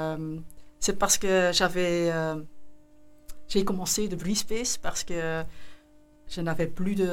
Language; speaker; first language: French; non-native, local second language; Dutch